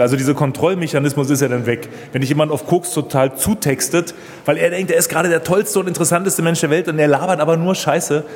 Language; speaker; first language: German; native; German